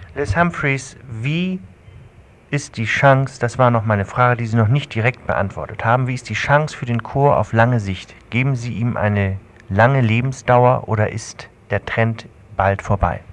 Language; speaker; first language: German; native; German